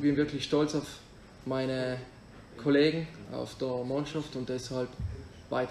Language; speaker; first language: German; non-native, local second language; Italian